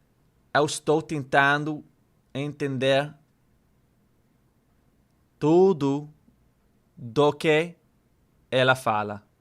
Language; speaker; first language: Portuguese; non-native, learner; English